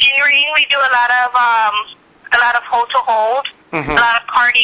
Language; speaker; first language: English; native; English